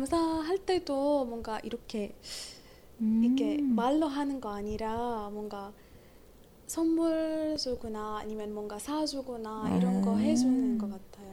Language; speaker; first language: Korean; non-native, learner; Arabic